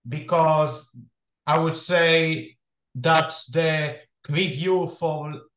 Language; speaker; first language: English; non-native, fluent; Hebrew